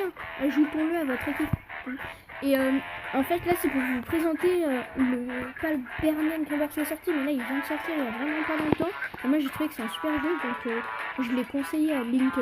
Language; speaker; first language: French; native; French